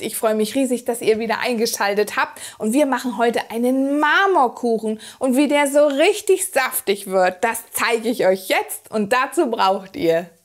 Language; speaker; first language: German; native; German